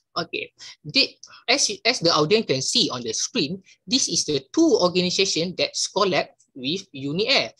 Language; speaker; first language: English; non-native, local second language; Malay